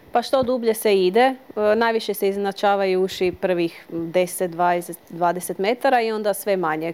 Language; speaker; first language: Croatian; early bilingual, heritage; Croatian